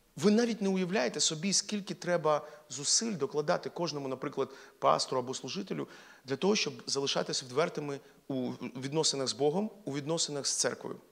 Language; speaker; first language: Ukrainian; non-native, local second language; Russian